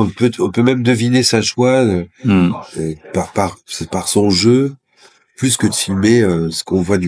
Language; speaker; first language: French; native; French